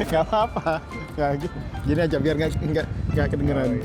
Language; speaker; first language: Indonesian; native; Indonesian